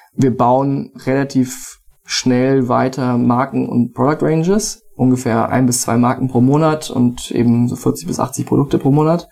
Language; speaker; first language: German; native; German